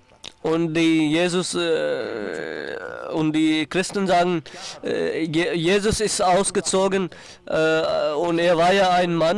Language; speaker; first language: German; non-native, fluent; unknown